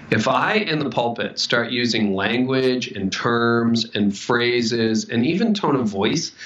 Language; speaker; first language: English; native; English